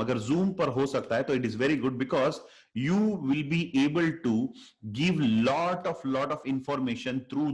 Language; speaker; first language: Hindi; native; Hindi